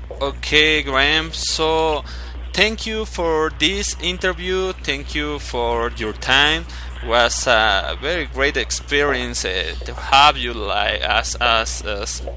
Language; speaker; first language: English; non-native, learner; Spanish